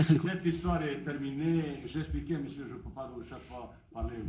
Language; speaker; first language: French; non-native, learner; Bosnian